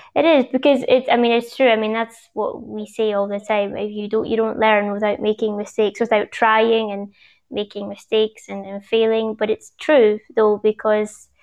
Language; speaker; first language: English; native; English